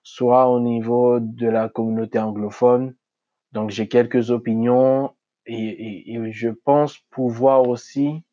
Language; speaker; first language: French; non-native, local second language; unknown